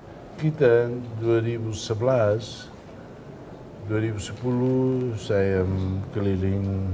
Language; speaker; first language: Indonesian; non-native, fluent; Tetum